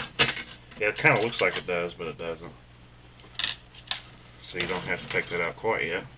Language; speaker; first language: English; native; English